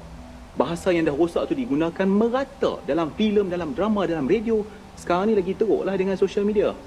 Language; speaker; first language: Malay; native; Malay